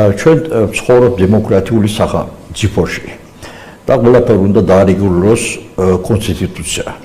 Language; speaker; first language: Georgian; non-native, local second language; Azerbaijani